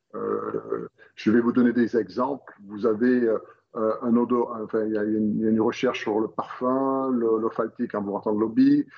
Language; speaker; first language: French; native; French